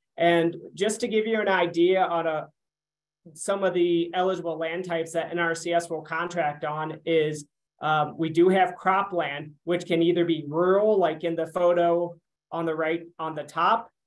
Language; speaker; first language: English; native; English